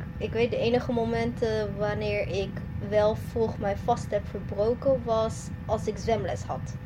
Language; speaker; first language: Dutch; non-native, fluent; Malay